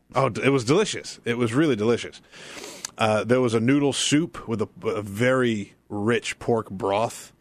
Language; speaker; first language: English; native; English